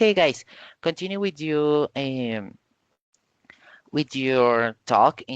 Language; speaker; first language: English; non-native, learner; Spanish